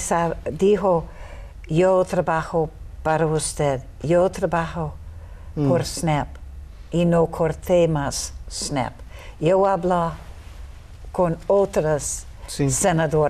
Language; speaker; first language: Spanish; non-native, learner; English